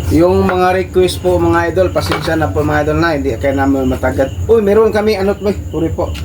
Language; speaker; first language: Filipino; non-native, local second language; Cebuano